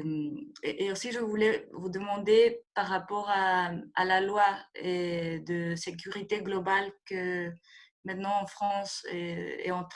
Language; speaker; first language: French; non-native, fluent; Spanish